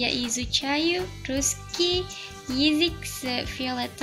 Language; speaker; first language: Russian; non-native, learner; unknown